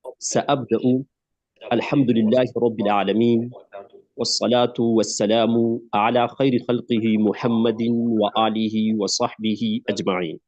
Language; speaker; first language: Arabic; non-native, fluent; Urdu